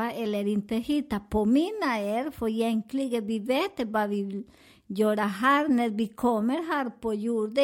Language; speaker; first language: Swedish; non-native, learner; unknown